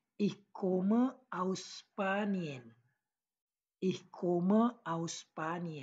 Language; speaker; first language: German; non-native, learner; Indonesian